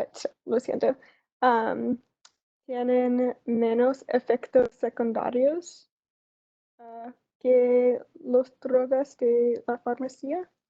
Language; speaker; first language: Spanish; non-native, learner; English